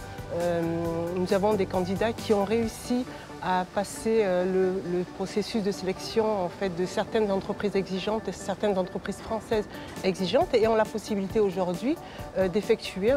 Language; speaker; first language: French; native; French